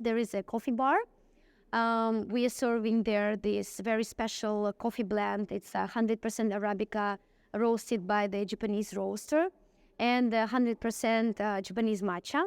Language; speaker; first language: English; non-native, fluent; Russian